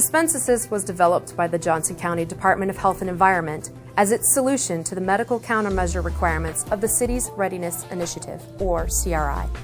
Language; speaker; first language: English; native; English